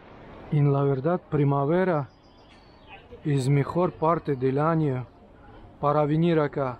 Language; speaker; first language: Spanish; non-native, learner; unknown